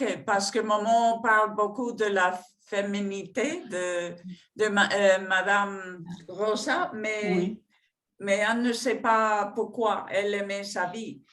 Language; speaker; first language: French; non-native, fluent; Spanish